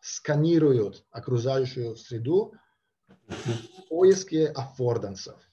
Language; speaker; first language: Russian; non-native, fluent; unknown